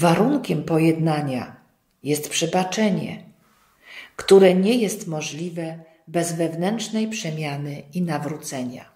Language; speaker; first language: Polish; native; Polish